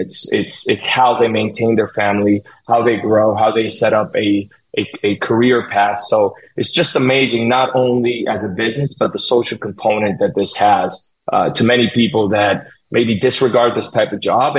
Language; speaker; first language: English; non-native, fluent; Spanish